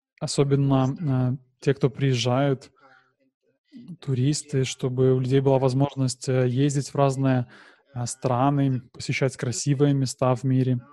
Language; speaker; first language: Russian; non-native, learner; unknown